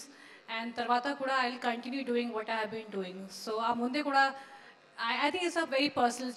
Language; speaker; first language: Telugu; non-native, fluent; Hindi